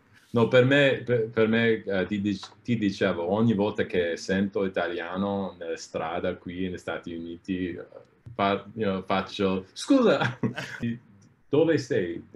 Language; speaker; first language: Italian; non-native, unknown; English